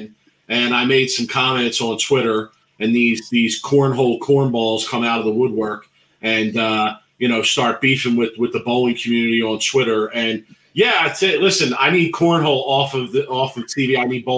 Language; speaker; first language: English; native; English